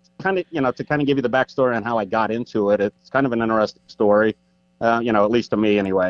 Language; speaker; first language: English; native; English